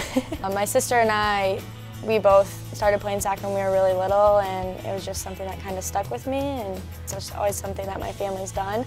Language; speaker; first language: English; native; English